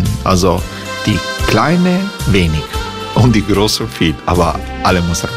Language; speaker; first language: German; non-native, learner; Croatian